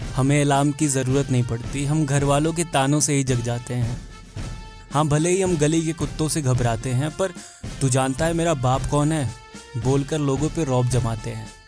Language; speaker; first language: Hindi; native; Hindi